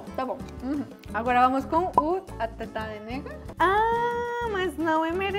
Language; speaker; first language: Portuguese; non-native, fluent; Spanish